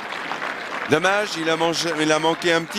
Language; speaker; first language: French; native; French